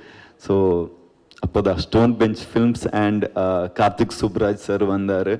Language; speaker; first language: Tamil; non-native, learner; Kannada